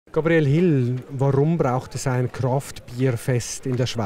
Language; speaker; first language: German; native; German